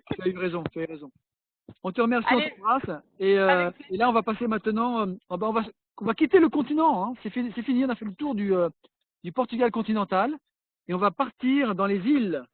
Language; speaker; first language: French; native; French